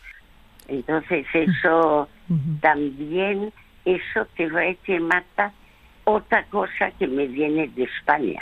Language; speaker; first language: Spanish; early bilingual, other home language; French